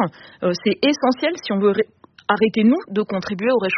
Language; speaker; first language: French; native; French